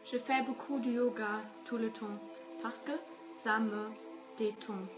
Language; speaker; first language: French; non-native, learner; English